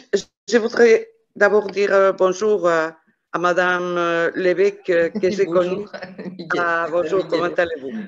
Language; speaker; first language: French; non-native, fluent; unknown